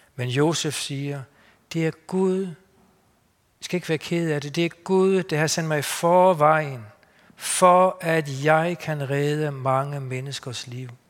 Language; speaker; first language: Danish; native; Danish